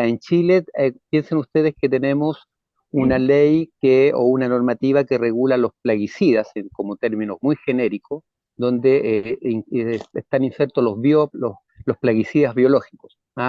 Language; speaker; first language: Spanish; native; Spanish